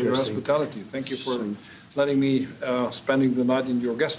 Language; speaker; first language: English; non-native, fluent; German